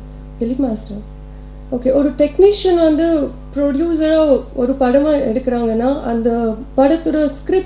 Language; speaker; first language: Tamil; non-native, local second language; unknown